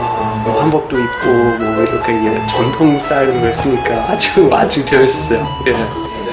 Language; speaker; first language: Korean; non-native, fluent; English